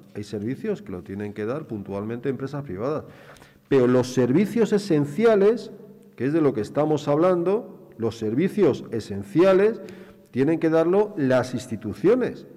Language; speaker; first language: Spanish; native; Spanish